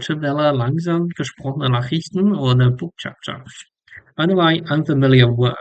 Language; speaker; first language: German; non-native, learner; English